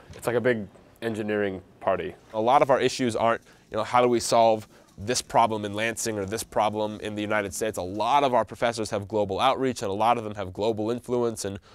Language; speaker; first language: English; native; English